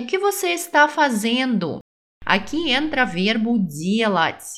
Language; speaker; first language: Portuguese; non-native, fluent; Russian